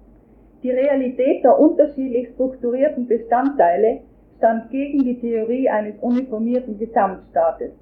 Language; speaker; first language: German; native; German